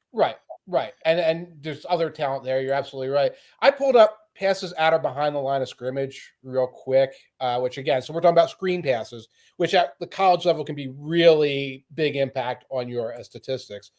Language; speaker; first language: English; native; English